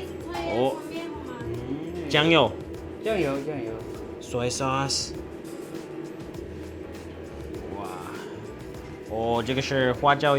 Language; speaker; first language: Chinese; non-native, learner; English